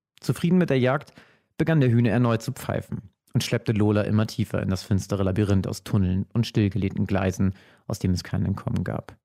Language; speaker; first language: German; native; German